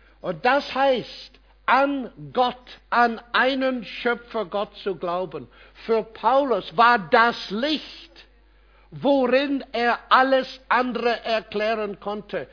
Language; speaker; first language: German; non-native, fluent; English